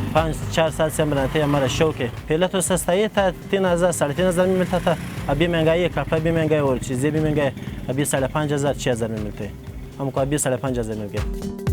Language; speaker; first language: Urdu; non-native, local second language; Pashto